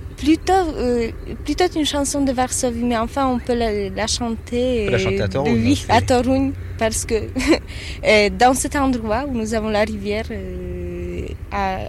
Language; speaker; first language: French; non-native, learner; Polish